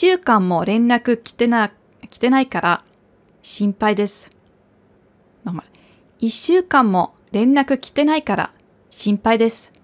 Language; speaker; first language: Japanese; non-native, fluent; German